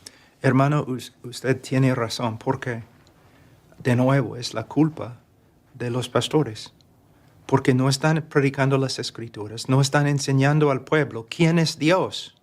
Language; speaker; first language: Spanish; non-native, fluent; English